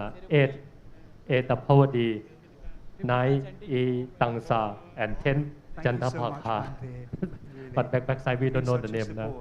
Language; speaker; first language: English; non-native, learner; Thai